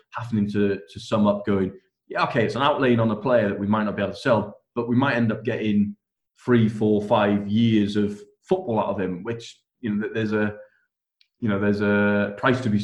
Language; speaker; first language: English; native; English